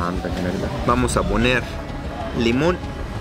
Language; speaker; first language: Spanish; non-native, fluent; Arabic